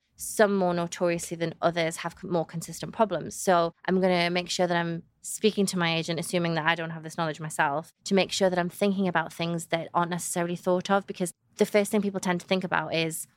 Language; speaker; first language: English; native; English